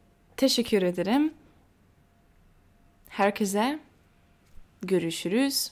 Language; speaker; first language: Turkish; non-native, learner; English